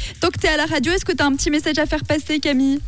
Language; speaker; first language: French; native; French